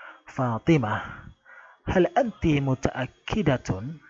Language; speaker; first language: Arabic; non-native, fluent; Indonesian